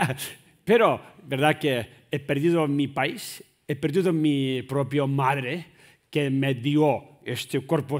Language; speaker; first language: Spanish; non-native, learner; Tibetan